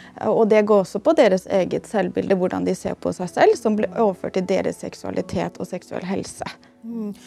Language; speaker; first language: Norwegian; native; Norwegian